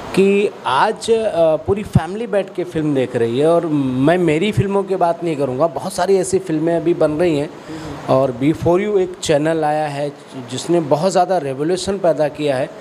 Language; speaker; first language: Hindi; non-native, local second language; Bhojpuri